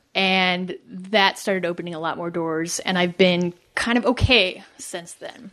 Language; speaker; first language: English; native; English